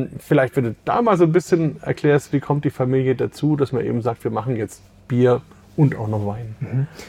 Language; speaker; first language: German; native; German